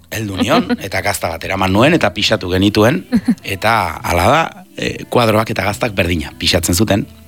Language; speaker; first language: Basque; native; Basque